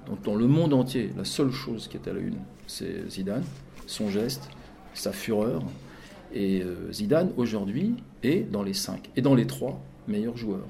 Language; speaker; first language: French; native; French